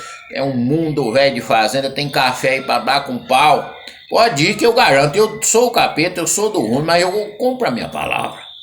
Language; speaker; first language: Portuguese; native; Portuguese